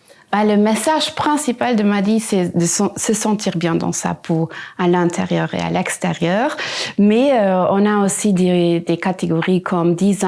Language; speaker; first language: French; non-native, local second language; Luxembourgish